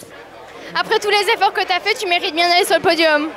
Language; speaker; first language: French; native; French